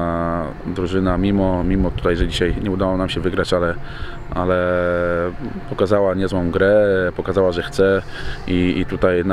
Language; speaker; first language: Polish; native; Polish